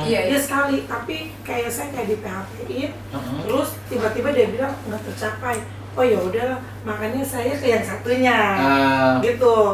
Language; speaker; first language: Indonesian; native; Indonesian